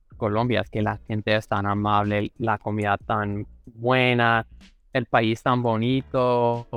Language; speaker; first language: Spanish; non-native, fluent; English